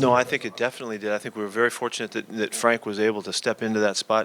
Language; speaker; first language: English; native; English